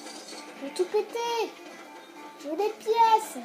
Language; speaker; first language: French; native; French